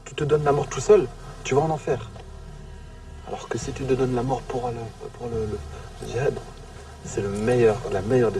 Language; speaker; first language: French; native; French